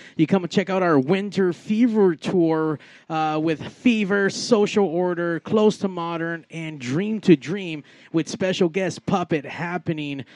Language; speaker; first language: English; native; English